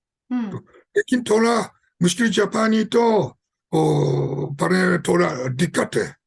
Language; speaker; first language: Hindi; non-native, fluent; Japanese